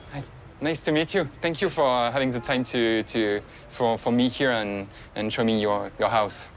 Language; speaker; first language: English; non-native, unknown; French